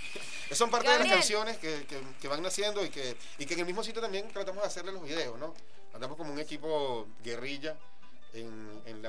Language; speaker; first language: Spanish; native; Spanish